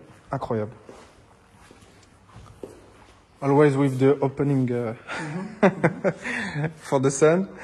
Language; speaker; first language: English; non-native, learner; French